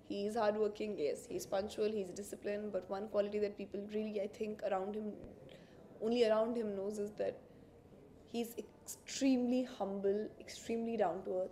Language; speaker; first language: English; non-native, local second language; Hindi